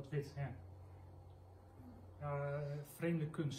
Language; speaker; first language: Dutch; native; Dutch